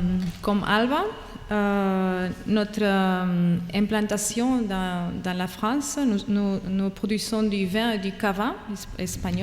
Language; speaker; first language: French; non-native, fluent; Catalan